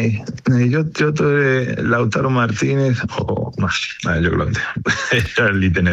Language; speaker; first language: Swedish; non-native, learner; Spanish